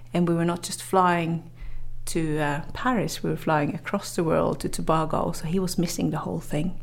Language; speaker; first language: English; non-native, fluent; Norwegian